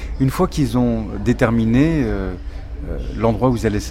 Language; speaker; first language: French; native; French